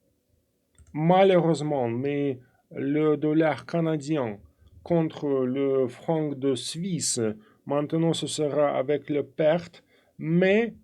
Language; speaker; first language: French; non-native, fluent; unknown